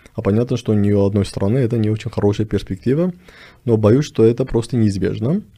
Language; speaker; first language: Russian; non-native, local second language; Armenian